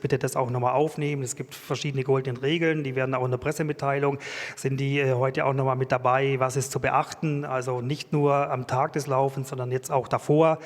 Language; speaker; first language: German; native; German